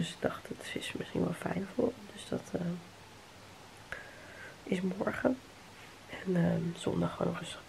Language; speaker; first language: Dutch; native; Dutch